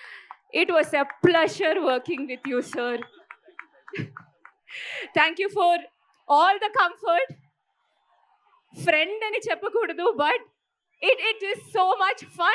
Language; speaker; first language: Telugu; non-native, local second language; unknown